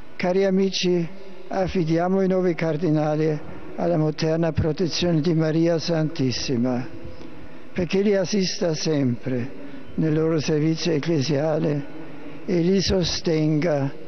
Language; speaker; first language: Italian; non-native, fluent; German